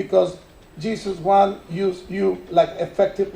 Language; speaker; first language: English; non-native, learner; Spanish